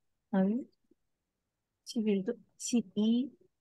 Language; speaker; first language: Korean; non-native, learner; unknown